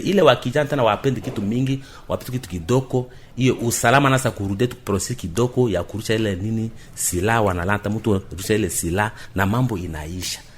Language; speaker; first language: Swahili; non-native, local second language; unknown